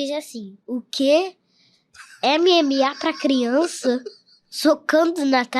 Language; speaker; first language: Portuguese; early bilingual, heritage; Portuguese